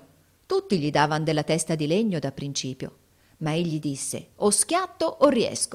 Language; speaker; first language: Italian; native; Italian